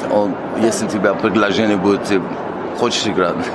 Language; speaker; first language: Russian; non-native, learner; Persian